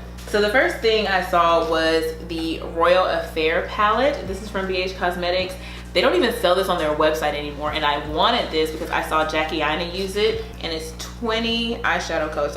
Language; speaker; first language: English; native; English